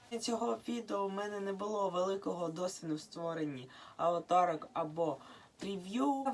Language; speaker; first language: Ukrainian; non-native, local second language; Russian